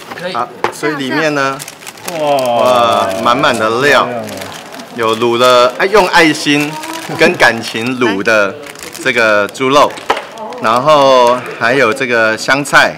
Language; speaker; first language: Chinese; native; Chinese